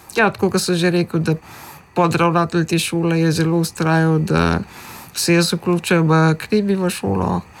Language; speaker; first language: Slovenian; early bilingual, other home language; Macedonian